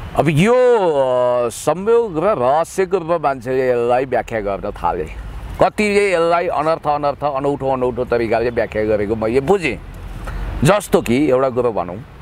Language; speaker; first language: Nepali; native; Nepali